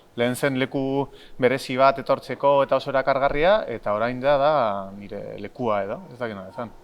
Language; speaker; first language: Basque; non-native, local second language; Spanish